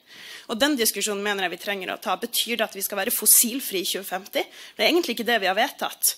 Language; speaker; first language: Norwegian; native; Norwegian